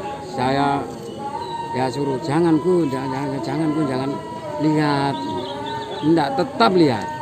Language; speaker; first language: Indonesian; non-native, local second language; Javanese